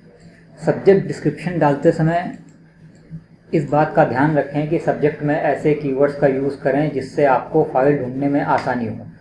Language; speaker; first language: Hindi; native; Hindi